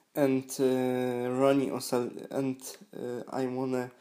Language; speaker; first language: English; non-native, learner; Polish